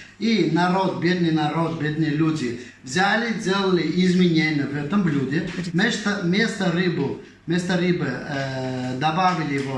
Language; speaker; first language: Russian; non-native, fluent; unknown